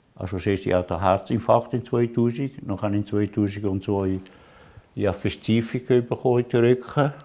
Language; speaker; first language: German; non-native, learner; Italian